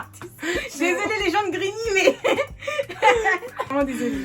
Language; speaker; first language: French; native; French